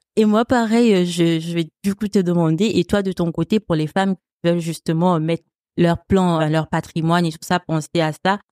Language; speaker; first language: French; non-native, local second language; Lingala